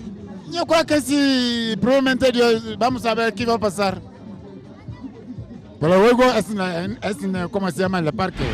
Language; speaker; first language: Spanish; non-native, learner; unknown